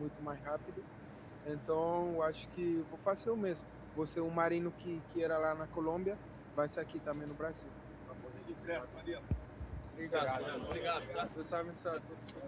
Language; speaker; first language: Portuguese; non-native, fluent; Spanish